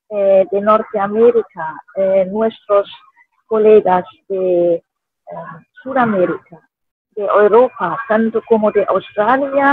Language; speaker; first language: Spanish; non-native, fluent; German